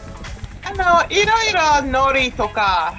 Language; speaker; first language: Japanese; non-native, learner; English